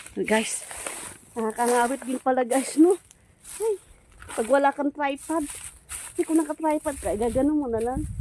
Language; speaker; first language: Filipino; non-native, local second language; Cebuano